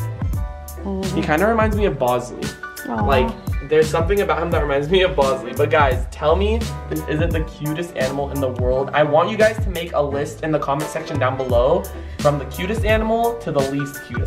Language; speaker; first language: English; native; English